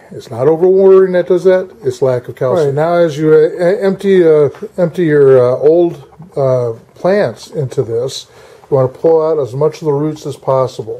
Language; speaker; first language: English; native; English